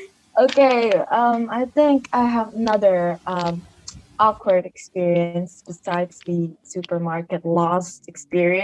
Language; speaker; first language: English; non-native, fluent; Indonesian